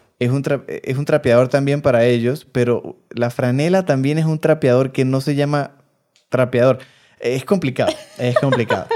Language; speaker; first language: Spanish; native; Spanish